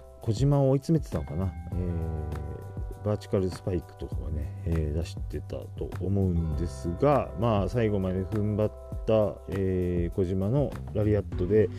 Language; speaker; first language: Japanese; native; Japanese